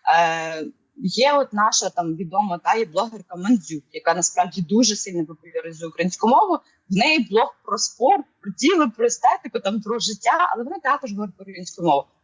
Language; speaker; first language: Ukrainian; non-native, local second language; Russian